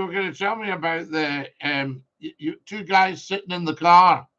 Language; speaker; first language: English; native; English